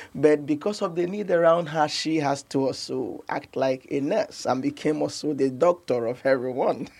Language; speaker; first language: English; non-native, local second language; Igbo